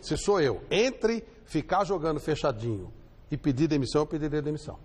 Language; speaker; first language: Portuguese; native; Portuguese